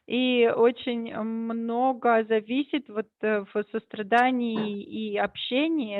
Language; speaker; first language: Russian; native; Russian